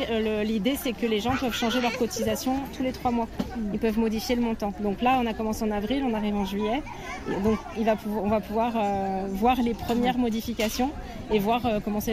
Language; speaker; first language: French; native; French